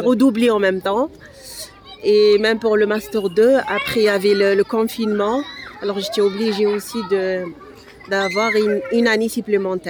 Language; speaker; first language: French; non-native, local second language; Arabic